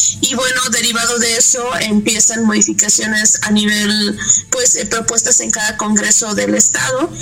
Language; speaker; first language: Spanish; native; Spanish